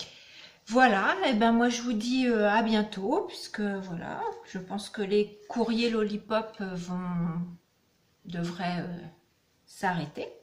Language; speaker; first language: French; native; French